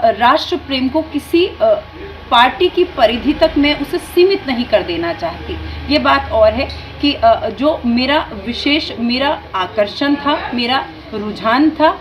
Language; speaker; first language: Hindi; native; Hindi